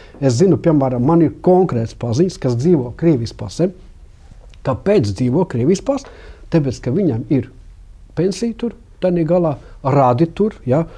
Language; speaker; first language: Latvian; non-native, local second language; Russian